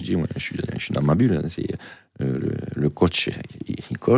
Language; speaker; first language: French; native; French